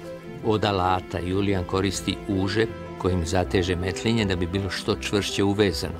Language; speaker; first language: Serbian; native; Serbian